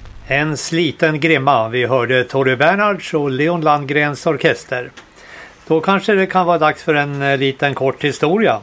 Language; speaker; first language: Swedish; native; Swedish